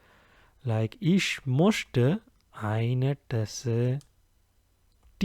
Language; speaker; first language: German; non-native, fluent; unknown